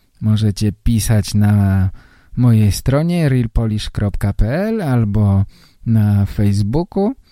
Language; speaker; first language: Polish; native; Polish